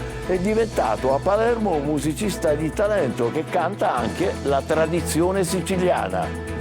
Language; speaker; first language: Italian; native; Italian